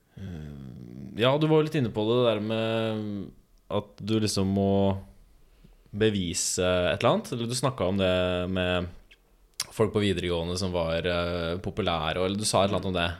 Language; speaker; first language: Norwegian; native; Norwegian